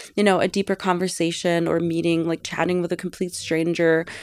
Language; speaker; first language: English; non-native, fluent; German